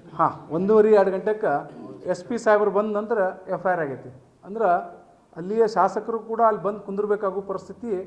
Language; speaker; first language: Kannada; native; Kannada